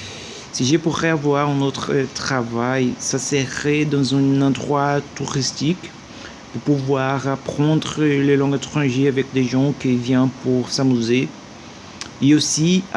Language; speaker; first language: French; non-native, learner; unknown